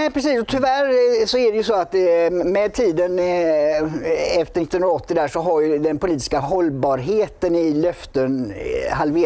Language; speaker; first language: Swedish; native; Swedish